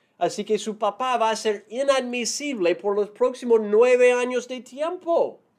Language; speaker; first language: Spanish; non-native, fluent; English